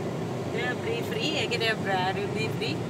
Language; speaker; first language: Norwegian; non-native, learner; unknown